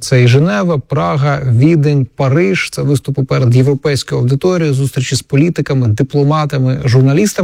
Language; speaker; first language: Ukrainian; native; Ukrainian